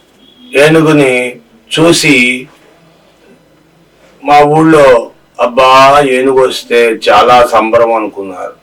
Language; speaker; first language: Telugu; native; Telugu